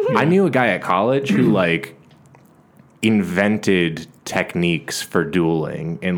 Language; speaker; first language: English; native; English